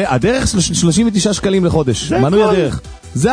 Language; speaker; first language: Hebrew; native; Hebrew